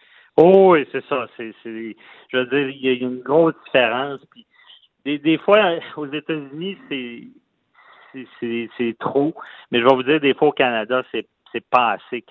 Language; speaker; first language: French; native; French